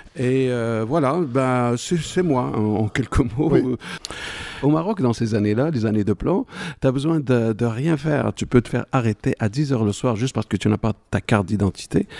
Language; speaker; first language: French; non-native, local second language; Arabic